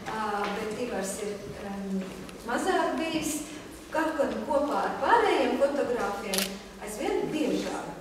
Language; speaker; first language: Latvian; native; Latvian